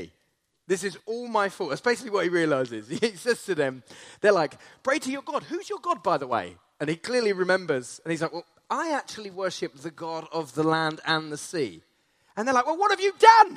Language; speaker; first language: English; native; English